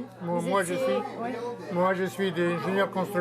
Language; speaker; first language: French; non-native, learner; Russian